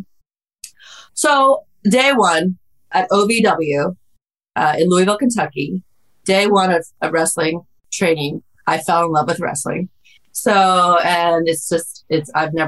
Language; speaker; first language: English; native; English